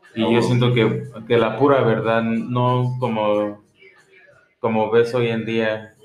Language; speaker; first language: Spanish; early bilingual, heritage; Spanish